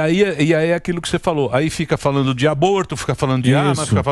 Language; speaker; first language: Portuguese; native; Portuguese